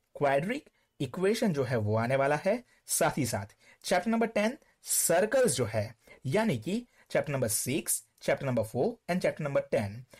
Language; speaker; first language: Hindi; non-native, local second language; Gujarati